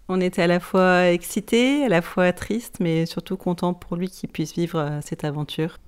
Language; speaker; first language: French; native; French